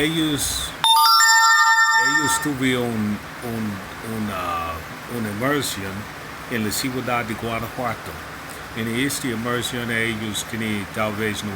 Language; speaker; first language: Spanish; non-native, learner; English